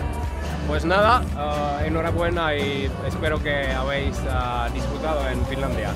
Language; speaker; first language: Spanish; non-native, learner; Finnish